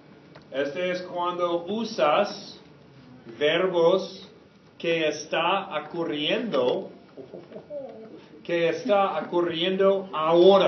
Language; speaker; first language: Spanish; non-native, fluent; English